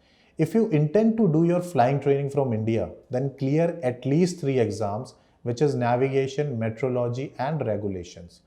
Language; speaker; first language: English; non-native, local second language; Hindi